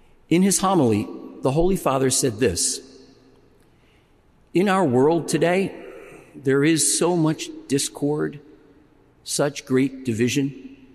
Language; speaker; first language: English; native; English